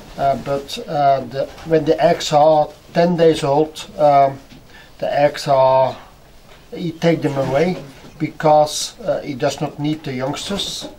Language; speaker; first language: English; non-native, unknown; Dutch